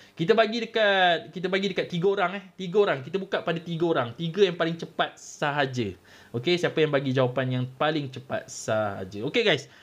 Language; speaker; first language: Malay; native; Malay